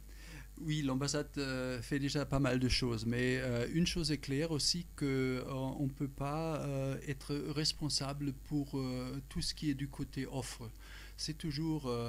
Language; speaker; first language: French; non-native, fluent; German